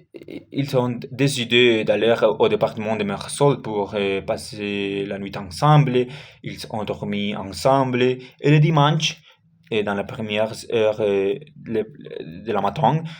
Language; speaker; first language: French; non-native, learner; Spanish